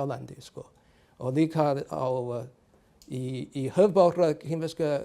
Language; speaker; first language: Icelandic; non-native, learner; Chinese